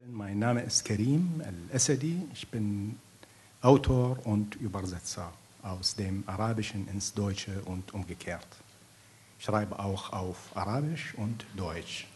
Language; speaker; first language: German; non-native, fluent; Arabic